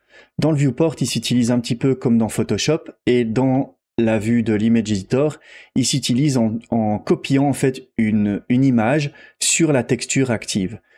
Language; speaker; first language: French; native; French